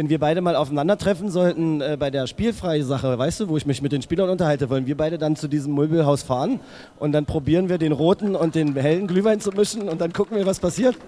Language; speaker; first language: German; native; German